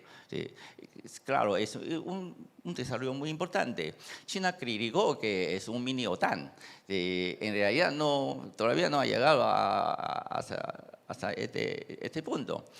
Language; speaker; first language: Spanish; non-native, fluent; Chinese